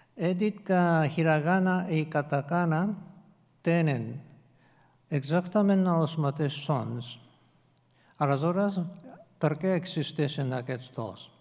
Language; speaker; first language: Catalan; non-native, fluent; Japanese